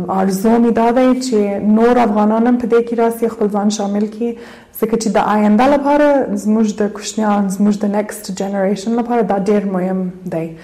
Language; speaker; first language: Pashto; early bilingual, heritage; Pashto